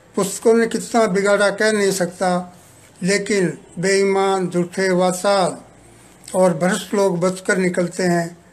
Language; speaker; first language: Hindi; native; Hindi